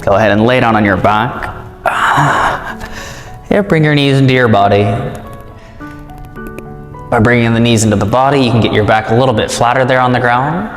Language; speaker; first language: English; native; English